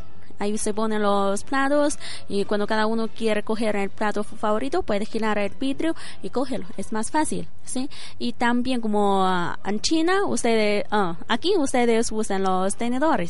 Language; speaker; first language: Spanish; non-native, learner; Chinese